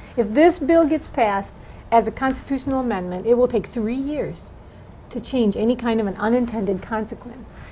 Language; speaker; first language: English; native; English